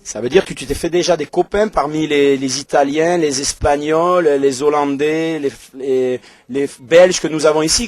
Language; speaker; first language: French; native; French